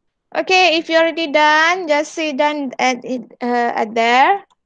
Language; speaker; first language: English; non-native, local second language; Malay